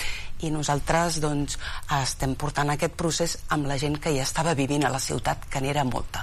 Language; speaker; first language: Catalan; native; Catalan